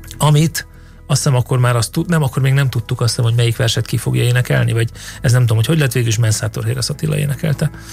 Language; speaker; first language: Hungarian; native; Hungarian